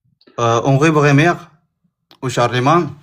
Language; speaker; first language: French; non-native, learner; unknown